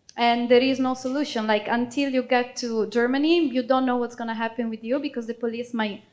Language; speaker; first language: English; non-native, fluent; Italian